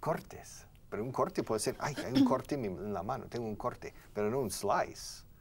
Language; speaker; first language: Spanish; non-native, fluent; English